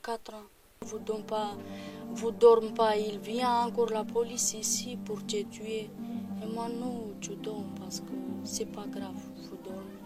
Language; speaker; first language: French; non-native, learner; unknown